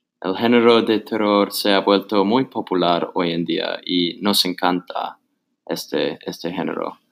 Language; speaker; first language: Spanish; non-native, learner; English